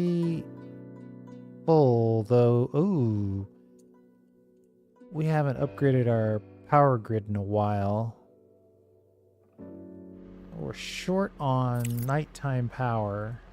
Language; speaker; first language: English; native; English